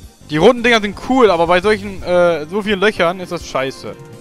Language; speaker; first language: German; native; German